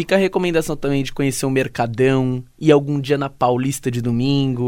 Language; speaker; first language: Portuguese; native; Portuguese